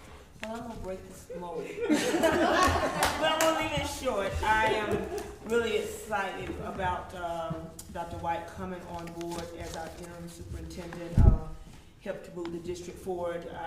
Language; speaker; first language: English; native; English